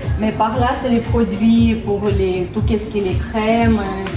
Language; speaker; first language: French; non-native, learner; Russian